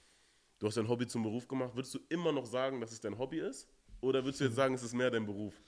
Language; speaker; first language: German; native; German